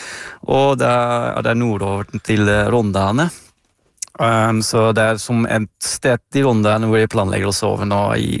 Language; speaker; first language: Norwegian; non-native, fluent; Dutch